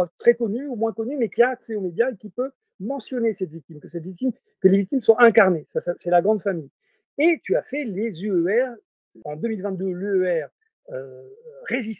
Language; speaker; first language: French; native; French